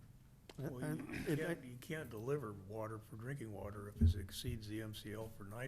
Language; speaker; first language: English; native; English